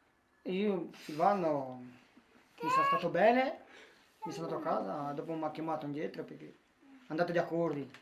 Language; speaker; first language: Italian; non-native, learner; Romanian